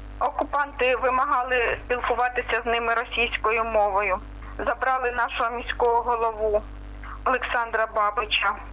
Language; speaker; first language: Ukrainian; non-native, local second language; Russian